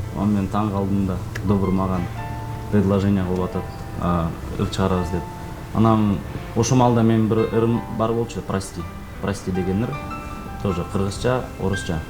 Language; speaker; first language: Kyrgyz; non-native, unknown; Russian